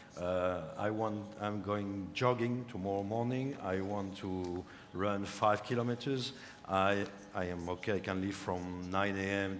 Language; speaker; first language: English; non-native, fluent; French